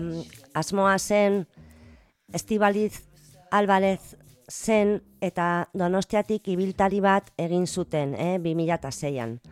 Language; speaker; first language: Basque; non-native, local second language; Spanish